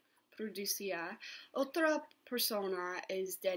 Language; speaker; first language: Spanish; non-native, learner; English